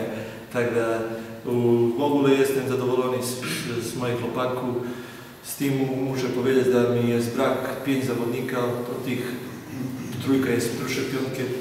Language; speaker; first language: Polish; non-native, fluent; Serbian